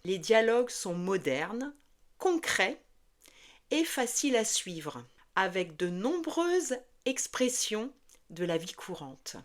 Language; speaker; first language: French; native; French